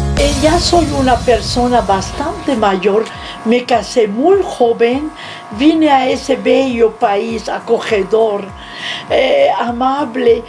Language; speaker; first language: Spanish; non-native, fluent; Arabic